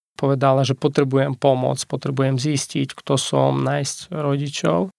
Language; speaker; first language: Slovak; non-native, fluent; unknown